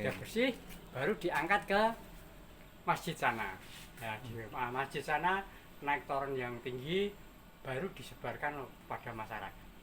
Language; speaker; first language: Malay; non-native, local second language; Javanese